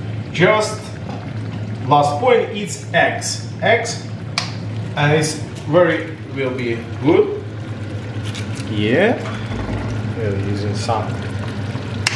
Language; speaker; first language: English; non-native, learner; Ukrainian